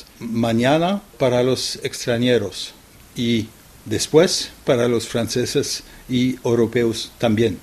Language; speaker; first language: Spanish; non-native, fluent; French